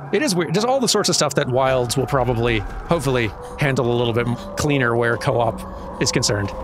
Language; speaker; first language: English; native; English